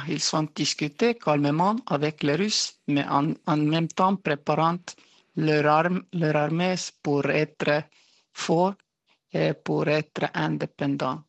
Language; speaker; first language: French; non-native, fluent; Estonian